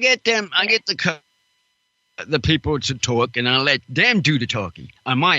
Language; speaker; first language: English; non-native, fluent; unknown